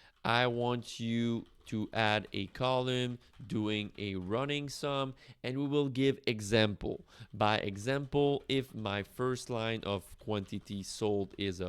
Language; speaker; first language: English; non-native, fluent; French